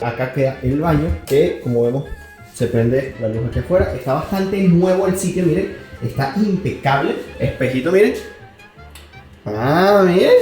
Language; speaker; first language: Spanish; native; Spanish